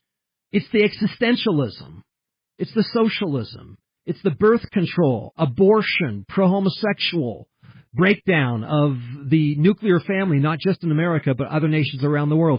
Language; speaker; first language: English; early bilingual, heritage; English